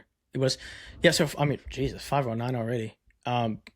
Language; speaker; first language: English; native; English